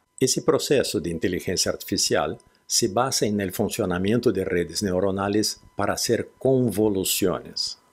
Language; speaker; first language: Spanish; non-native, fluent; Portuguese